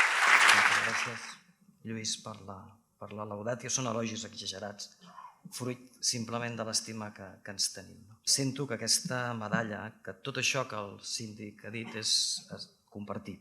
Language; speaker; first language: Catalan; native; Catalan